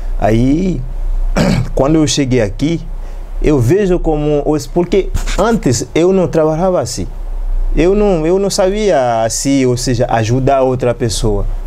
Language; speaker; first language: Portuguese; non-native, learner; Haitian Creole